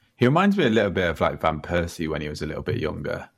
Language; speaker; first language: English; native; English